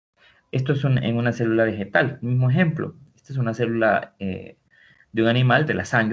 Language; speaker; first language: Spanish; native; Spanish